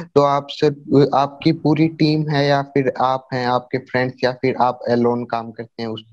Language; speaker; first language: Hindi; native; Hindi